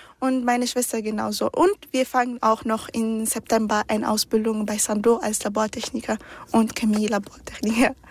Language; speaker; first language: German; early bilingual, other home language; Arabic